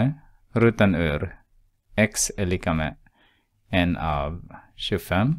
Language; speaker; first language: Swedish; non-native, fluent; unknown